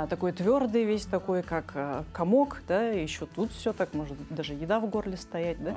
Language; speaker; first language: Russian; native; Russian